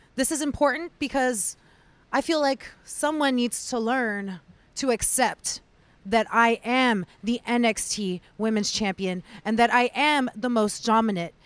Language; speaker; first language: English; early bilingual, other home language; Spanish